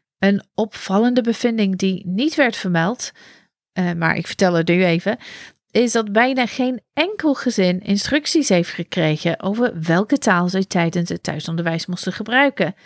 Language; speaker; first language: Dutch; non-native, fluent; English